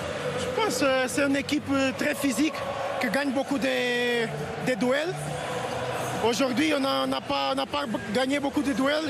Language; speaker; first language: French; non-native, fluent; Portuguese